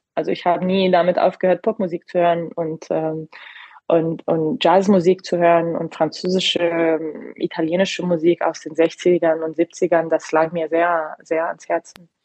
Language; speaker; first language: German; non-native, fluent; Arabic